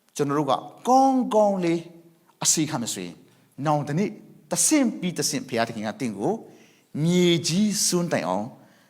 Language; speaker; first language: Burmese; non-native, local second language; Thado Chin